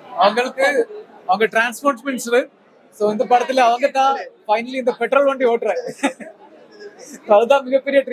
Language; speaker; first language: Tamil; non-native, learner; Malayalam